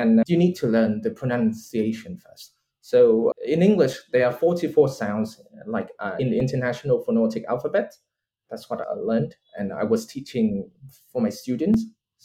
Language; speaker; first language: English; non-native, fluent; Vietnamese